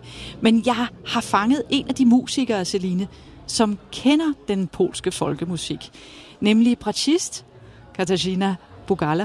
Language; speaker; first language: Danish; native; Danish